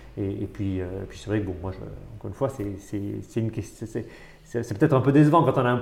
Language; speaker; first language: French; native; French